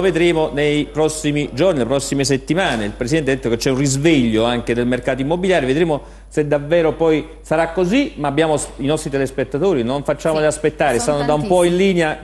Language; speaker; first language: Italian; native; Italian